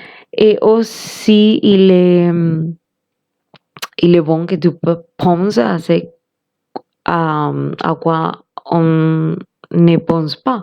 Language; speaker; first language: French; non-native, learner; Spanish